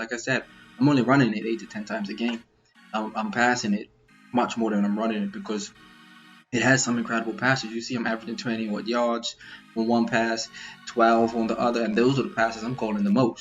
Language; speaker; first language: English; native; English